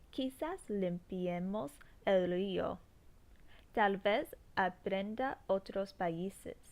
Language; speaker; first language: Spanish; non-native, learner; English